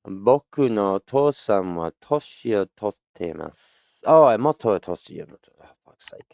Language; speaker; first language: Japanese; non-native, learner; English